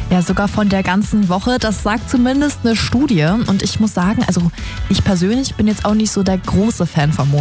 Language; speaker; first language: German; native; German